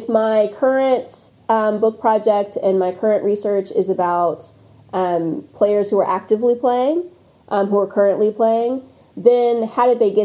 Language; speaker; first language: English; native; English